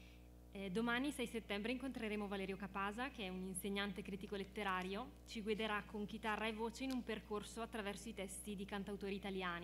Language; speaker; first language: Italian; native; Italian